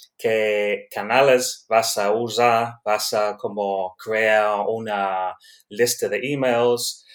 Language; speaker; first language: Spanish; non-native, learner; English